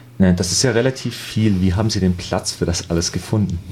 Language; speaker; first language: German; native; German